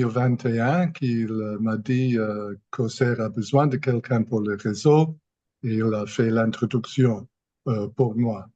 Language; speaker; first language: French; non-native, fluent; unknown